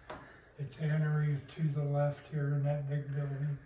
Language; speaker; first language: English; native; English